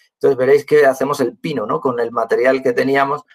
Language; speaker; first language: Spanish; native; Spanish